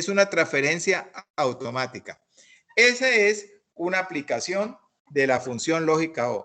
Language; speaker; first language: Spanish; native; Spanish